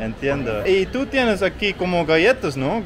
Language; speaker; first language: Spanish; non-native, learner; Dutch